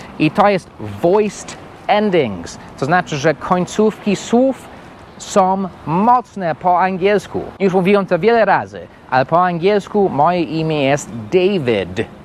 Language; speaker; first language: Polish; non-native, fluent; English